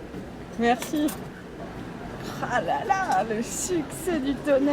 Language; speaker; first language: French; native; French